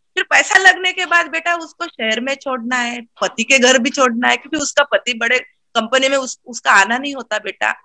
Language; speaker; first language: Hindi; non-native, local second language; Marathi